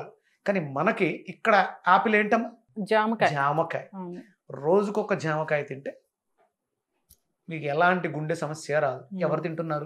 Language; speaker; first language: Telugu; native; Telugu